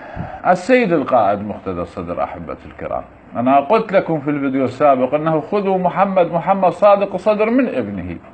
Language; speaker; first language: Arabic; native; Arabic